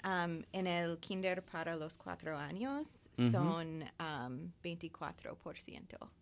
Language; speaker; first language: Spanish; non-native, fluent; English